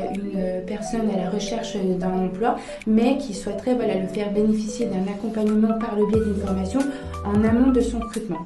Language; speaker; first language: French; native; French